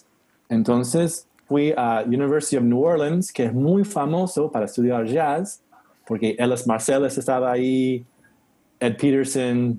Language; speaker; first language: Spanish; non-native, learner; English